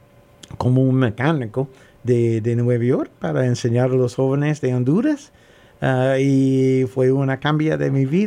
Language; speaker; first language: Spanish; non-native, learner; English